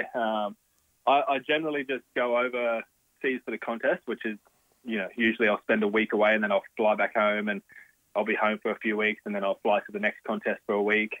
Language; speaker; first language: English; native; English